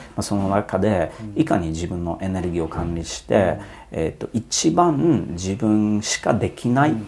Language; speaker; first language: Japanese; non-native, fluent; Polish